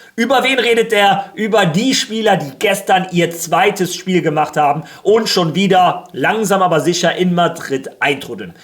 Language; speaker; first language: German; early bilingual, other home language; Spanish